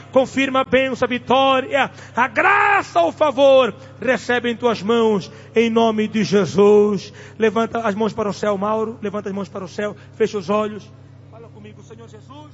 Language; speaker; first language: Portuguese; non-native, local second language; Tsonga